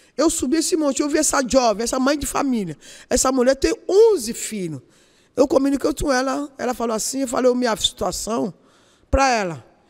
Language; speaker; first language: Portuguese; non-native, learner; Yoruba